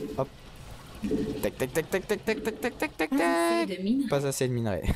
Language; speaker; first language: French; native; French